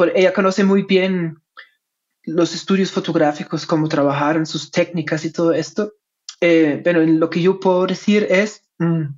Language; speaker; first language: Spanish; non-native, fluent; German